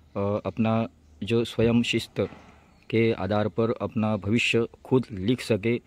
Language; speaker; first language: Hindi; non-native, local second language; Marathi